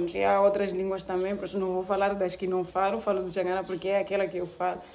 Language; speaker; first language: Portuguese; non-native, local second language; Tsonga